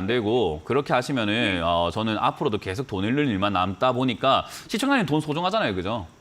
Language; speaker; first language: Korean; native; Korean